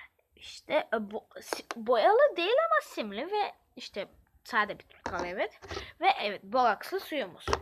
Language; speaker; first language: Turkish; early bilingual, heritage; Turkish